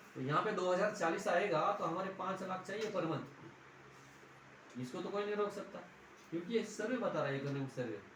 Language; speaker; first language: Hindi; non-native, local second language; Marathi